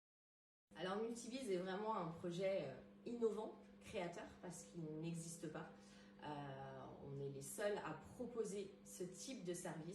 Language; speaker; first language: French; native; French